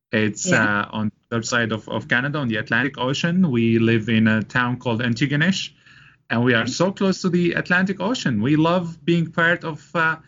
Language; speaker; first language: English; non-native, fluent; Arabic